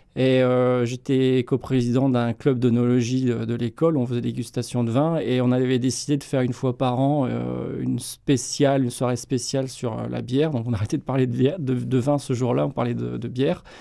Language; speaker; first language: French; native; French